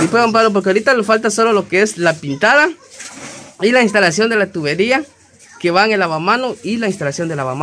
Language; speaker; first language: Spanish; native; Spanish